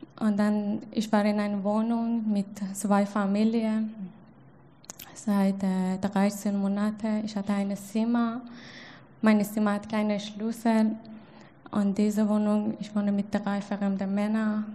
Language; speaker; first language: German; non-native, learner; Persian